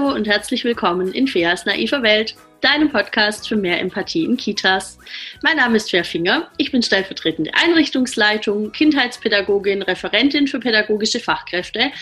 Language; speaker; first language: German; native; German